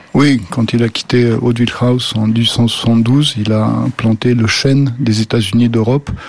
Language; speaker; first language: French; early bilingual, other home language; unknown